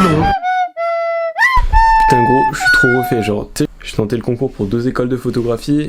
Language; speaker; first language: French; native; French